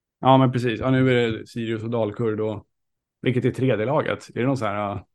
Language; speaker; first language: Swedish; native; Swedish